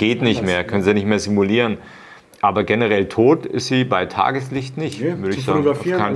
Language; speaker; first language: German; native; German